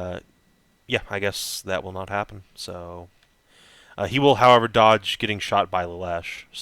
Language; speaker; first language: English; native; English